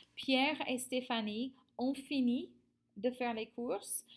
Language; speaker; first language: French; non-native, fluent; English